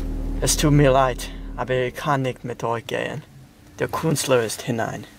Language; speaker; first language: German; non-native, learner; English